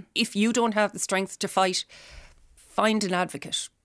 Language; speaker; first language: English; native; English